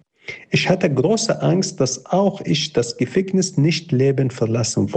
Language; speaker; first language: German; non-native, fluent; Arabic